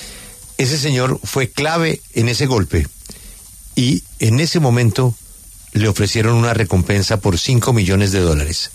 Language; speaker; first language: Spanish; native; Spanish